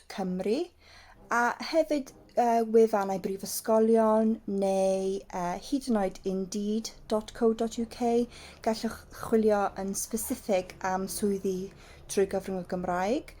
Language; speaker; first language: Welsh; non-native, local second language; English